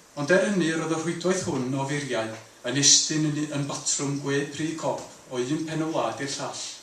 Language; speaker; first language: Welsh; native; Welsh